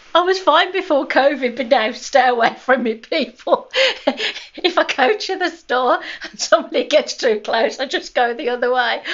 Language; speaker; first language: English; native; English